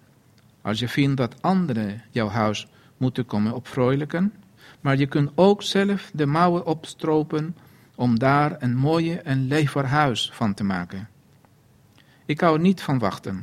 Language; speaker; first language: Dutch; non-native, fluent; Spanish